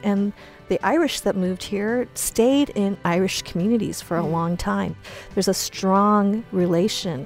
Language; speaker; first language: English; early bilingual, other home language; Chinese